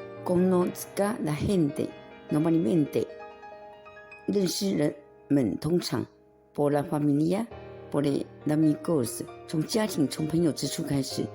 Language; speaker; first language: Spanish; non-native, fluent; Chinese